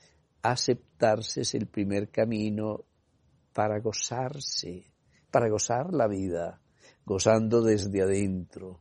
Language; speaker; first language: Spanish; native; Spanish